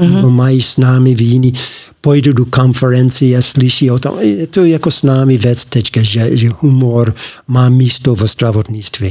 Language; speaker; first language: Czech; non-native, learner; English